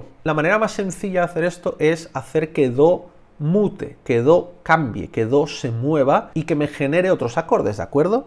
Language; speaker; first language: Spanish; native; Spanish